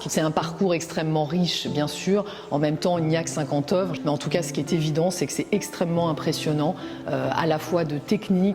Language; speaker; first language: French; native; French